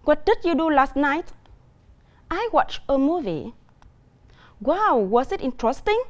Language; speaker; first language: English; non-native, fluent; Vietnamese